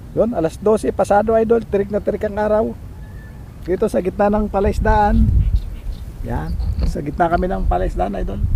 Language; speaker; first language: Filipino; native; Filipino